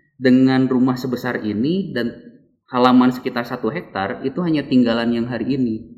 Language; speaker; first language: Indonesian; native; Indonesian